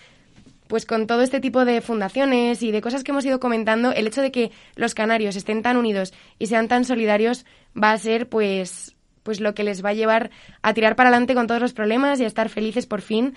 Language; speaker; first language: Spanish; native; Spanish